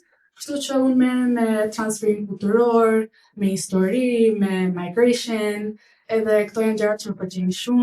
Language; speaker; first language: Albanian; early bilingual, heritage; English